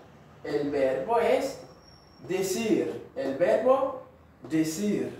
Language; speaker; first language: Spanish; non-native, fluent; Haitian Creole